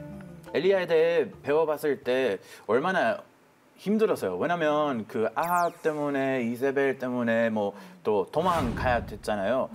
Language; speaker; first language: Korean; non-native, fluent; Hebrew